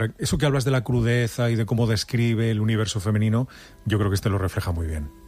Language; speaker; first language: Spanish; native; Spanish